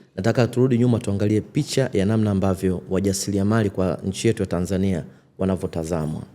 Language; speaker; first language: Swahili; native; Swahili